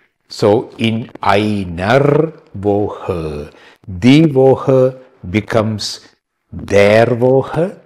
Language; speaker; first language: German; non-native, fluent; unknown